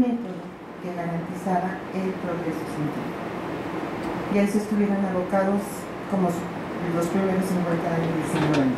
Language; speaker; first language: Spanish; native; Spanish